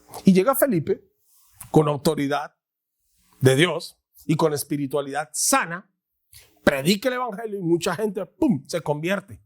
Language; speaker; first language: Spanish; native; Spanish